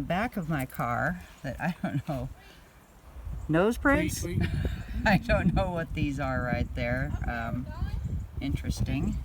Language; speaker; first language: English; native; English